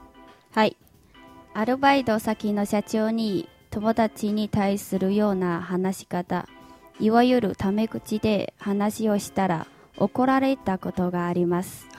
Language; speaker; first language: Japanese; non-native, fluent; Chinese